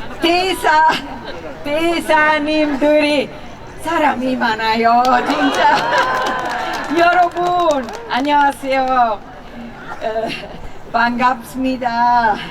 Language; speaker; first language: Korean; non-native, learner; Italian